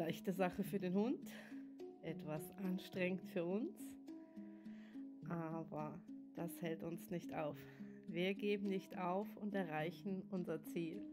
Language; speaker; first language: German; native; German